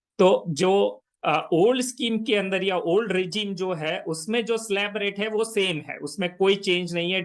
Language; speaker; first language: Hindi; non-native, local second language; Gujarati